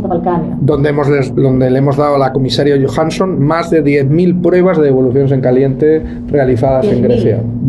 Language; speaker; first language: Spanish; native; Spanish